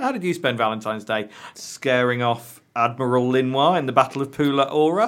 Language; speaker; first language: English; native; English